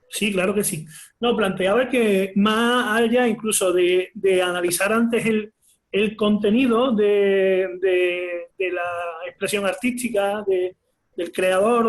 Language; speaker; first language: Spanish; native; Spanish